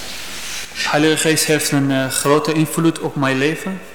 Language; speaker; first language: Dutch; non-native, learner; Persian